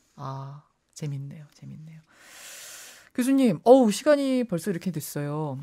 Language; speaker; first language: Korean; native; Korean